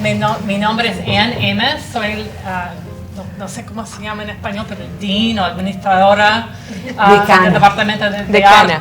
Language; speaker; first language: Spanish; non-native, fluent; English